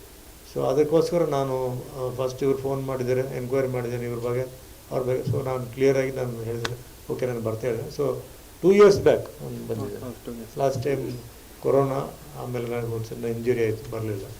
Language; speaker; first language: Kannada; non-native, local second language; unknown